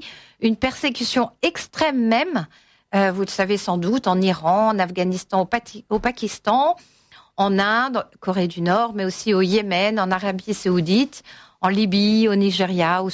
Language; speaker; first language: French; native; French